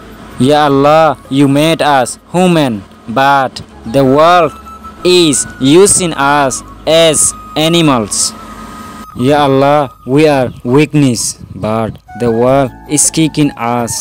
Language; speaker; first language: English; non-native, local second language; Rohingya